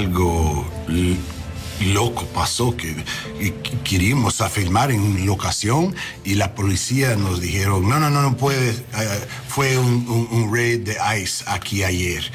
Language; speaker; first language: Spanish; non-native, learner; English